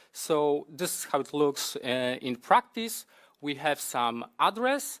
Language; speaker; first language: English; non-native, fluent; Polish